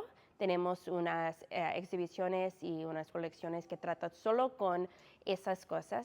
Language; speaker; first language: Spanish; non-native, fluent; English